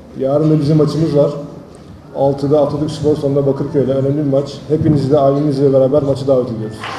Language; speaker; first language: Turkish; native; Turkish